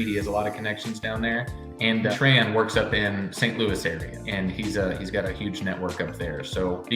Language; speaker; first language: English; native; English